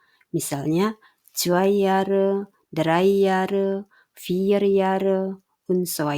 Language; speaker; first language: German; non-native, fluent; Indonesian